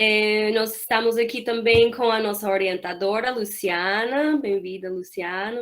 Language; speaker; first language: Portuguese; non-native, fluent; English